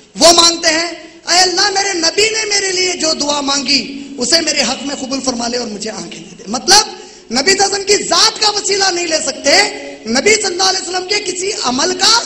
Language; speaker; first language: Urdu; native; Urdu